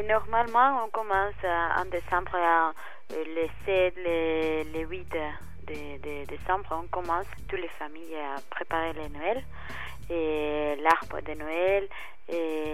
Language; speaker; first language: French; non-native, fluent; Spanish